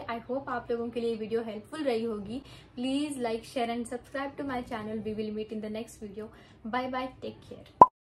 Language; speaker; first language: Hindi; non-native, local second language; Marathi